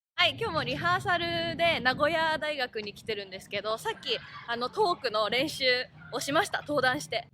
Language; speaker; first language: Japanese; native; Japanese